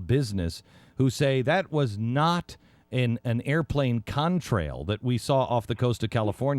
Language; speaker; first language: English; native; English